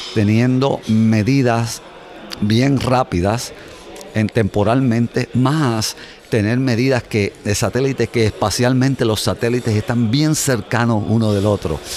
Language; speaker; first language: Spanish; native; Spanish